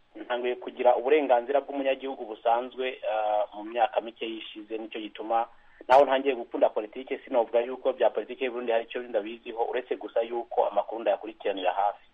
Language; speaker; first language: Rundi; early bilingual, heritage; Rundi